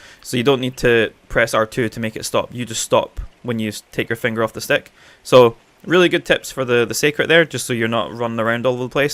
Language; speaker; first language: English; native; English